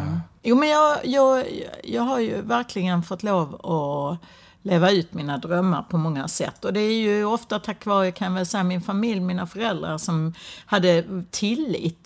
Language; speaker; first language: Swedish; native; Swedish